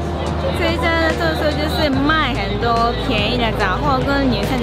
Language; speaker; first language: Chinese; non-native, fluent; Japanese